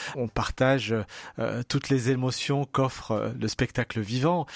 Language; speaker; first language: French; native; French